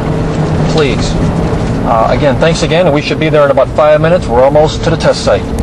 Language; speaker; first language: English; native; English